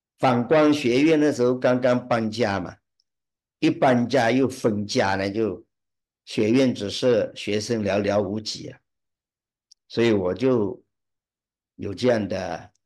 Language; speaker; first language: Chinese; early bilingual, heritage; Chinese